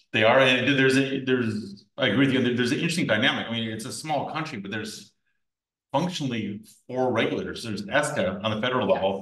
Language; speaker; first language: English; native; English